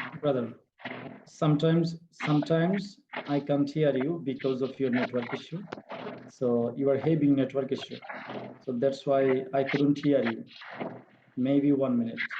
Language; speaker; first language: English; non-native, fluent; Bangla